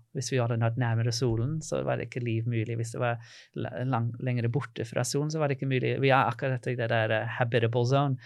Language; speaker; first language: Norwegian; non-native, fluent; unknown